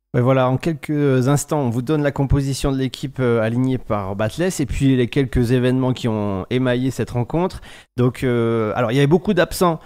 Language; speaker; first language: French; native; French